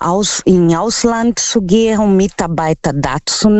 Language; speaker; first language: German; non-native, learner; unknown